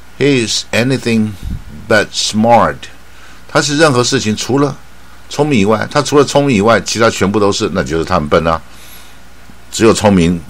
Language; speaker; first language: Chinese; native; Chinese